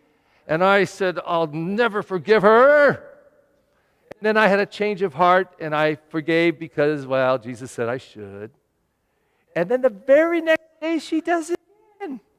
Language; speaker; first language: English; native; English